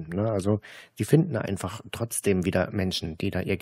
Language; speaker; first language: German; native; German